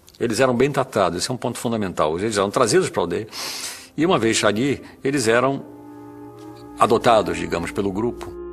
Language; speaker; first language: Portuguese; native; Portuguese